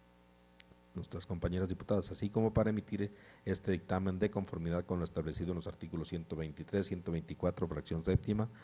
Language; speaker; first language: Spanish; native; Spanish